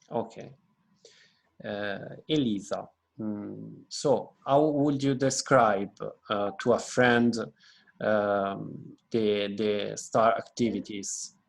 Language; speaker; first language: English; non-native, fluent; Italian